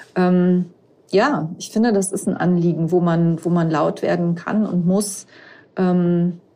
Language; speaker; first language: German; native; German